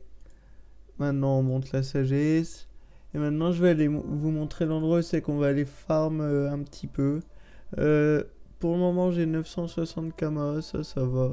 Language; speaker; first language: French; native; French